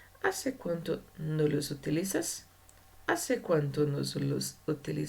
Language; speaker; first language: Spanish; non-native, learner; Portuguese